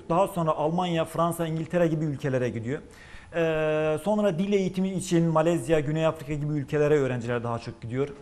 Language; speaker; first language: Turkish; native; Turkish